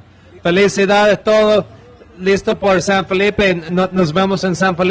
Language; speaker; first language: Spanish; non-native, learner; English